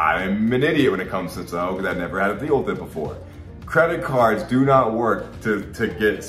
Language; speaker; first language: English; native; English